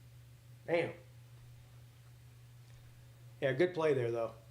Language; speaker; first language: English; native; English